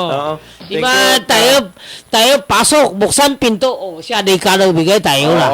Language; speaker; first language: Filipino; non-native, learner; Chinese